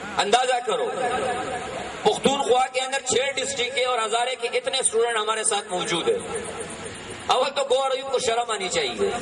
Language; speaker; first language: Urdu; non-native, local second language; Pashto